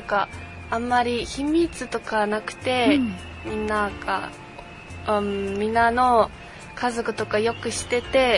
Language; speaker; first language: Japanese; non-native, fluent; Mongolian